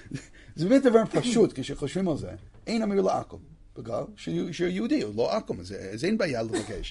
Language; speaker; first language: Hebrew; non-native, fluent; English